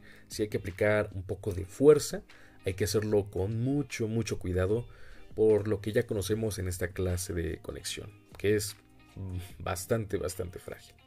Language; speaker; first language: Spanish; native; Spanish